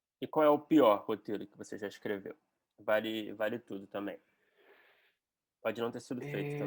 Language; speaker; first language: Portuguese; native; Portuguese